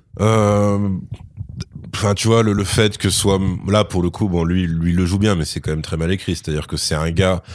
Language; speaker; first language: French; native; French